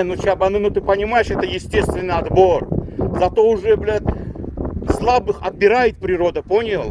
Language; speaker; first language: Russian; native; Russian